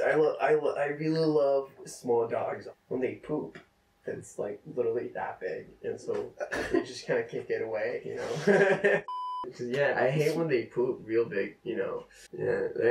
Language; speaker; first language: English; non-native, fluent; Czech